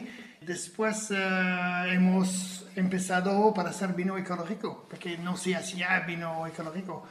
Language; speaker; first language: Spanish; non-native, fluent; French